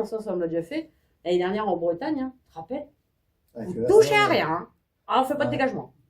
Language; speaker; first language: French; native; French